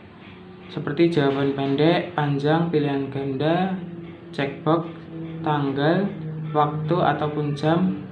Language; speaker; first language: Indonesian; native; Indonesian